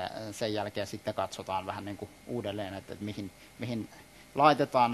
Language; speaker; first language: Finnish; native; Finnish